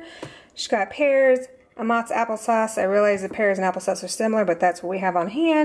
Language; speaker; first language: English; native; English